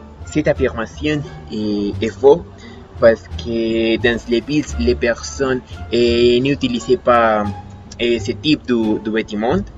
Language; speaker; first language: French; non-native, learner; Spanish